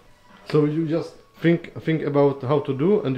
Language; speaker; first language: English; non-native, learner; Czech